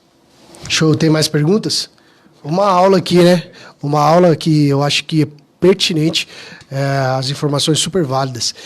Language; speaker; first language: Portuguese; native; Portuguese